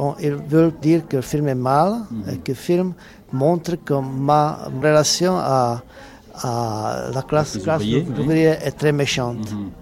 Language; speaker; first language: French; non-native, fluent; Czech